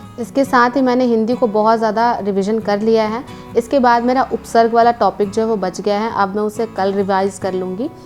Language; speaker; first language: Hindi; native; Hindi